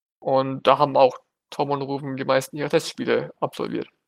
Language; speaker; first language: German; native; German